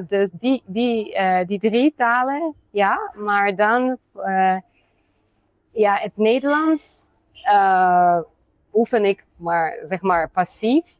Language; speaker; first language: Dutch; non-native, fluent; Polish